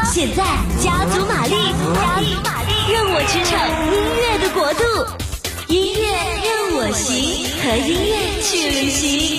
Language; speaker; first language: Chinese; native; Chinese